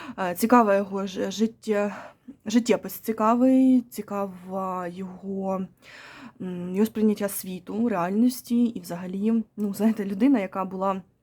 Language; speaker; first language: Ukrainian; non-native, local second language; Russian